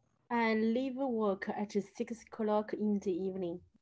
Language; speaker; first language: English; non-native, learner; Chinese